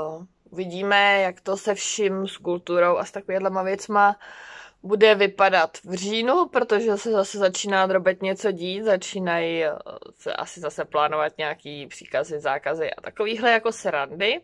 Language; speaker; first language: Czech; native; Czech